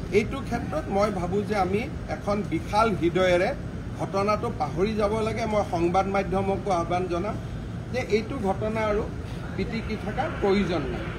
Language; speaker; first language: Assamese; native; Assamese